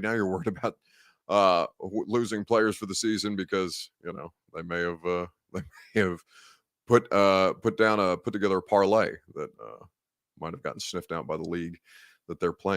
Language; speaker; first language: English; native; English